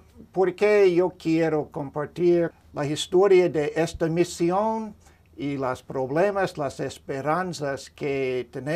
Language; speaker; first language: Spanish; non-native, fluent; English